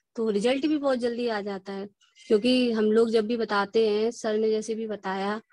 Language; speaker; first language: Hindi; native; Hindi